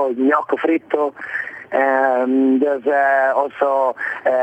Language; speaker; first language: English; non-native, fluent; Italian